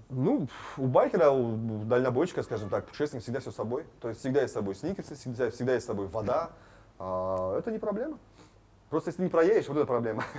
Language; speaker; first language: Russian; non-native, local second language; Tajik